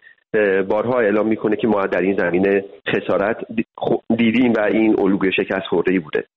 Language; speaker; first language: Persian; native; Persian